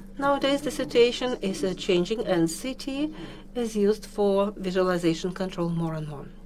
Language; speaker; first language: English; non-native, fluent; Russian